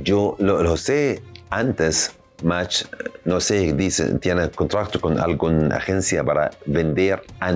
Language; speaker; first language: Spanish; non-native, learner; Arabic